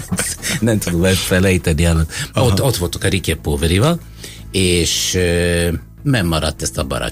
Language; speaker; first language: Hungarian; non-native, fluent; Italian